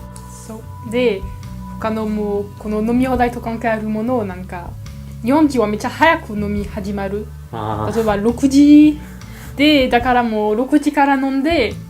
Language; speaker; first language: Japanese; non-native, learner; French